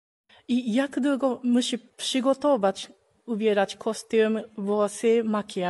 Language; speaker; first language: Polish; non-native, learner; Japanese